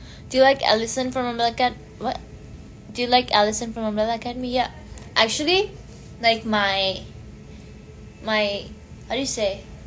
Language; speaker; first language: English; non-native, local second language; Hindi